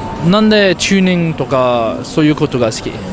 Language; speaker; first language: Japanese; non-native, learner; English